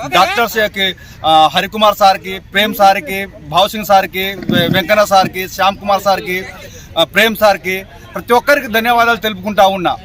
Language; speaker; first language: Telugu; non-native, local second language; Lambadi